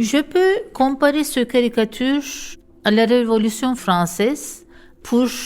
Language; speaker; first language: French; non-native, fluent; Turkish